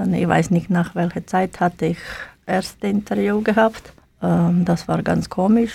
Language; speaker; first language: German; non-native, learner; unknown